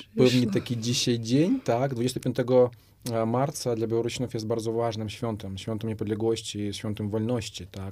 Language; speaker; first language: Polish; non-native, fluent; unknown